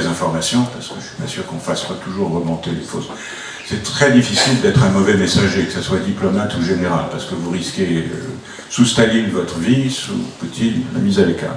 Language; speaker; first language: French; native; French